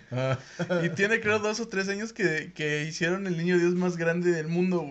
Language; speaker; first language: Spanish; native; Spanish